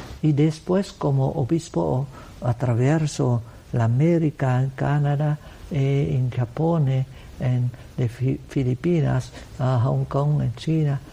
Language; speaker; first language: Spanish; non-native, learner; Vietnamese